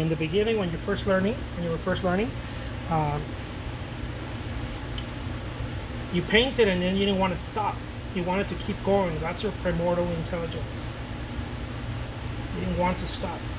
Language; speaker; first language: English; non-native, fluent; Spanish